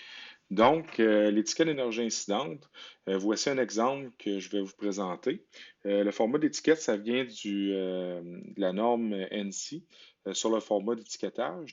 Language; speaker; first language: French; native; French